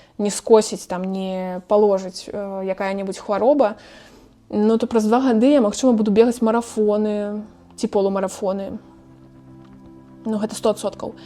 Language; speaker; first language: Belarusian; non-native, local second language; Russian